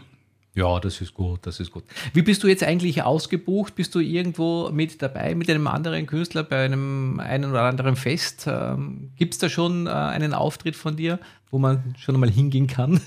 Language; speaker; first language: German; native; German